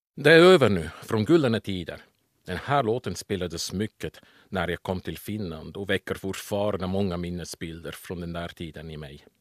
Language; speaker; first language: Swedish; non-native, fluent; German